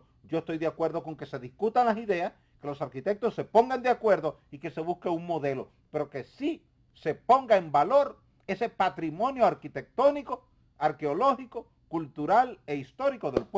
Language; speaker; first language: Spanish; native; Spanish